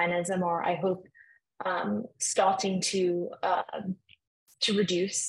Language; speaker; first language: English; native; English